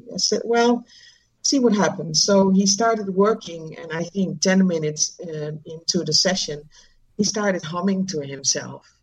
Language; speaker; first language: English; non-native, fluent; Dutch